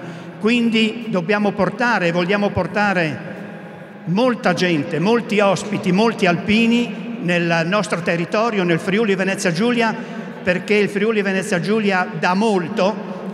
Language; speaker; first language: Italian; native; Italian